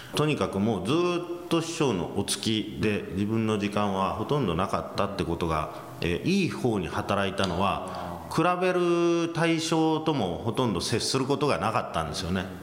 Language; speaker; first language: Japanese; early bilingual, heritage; English